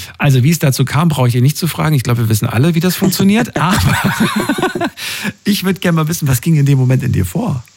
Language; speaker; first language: German; native; German